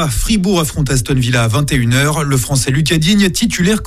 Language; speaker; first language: French; native; French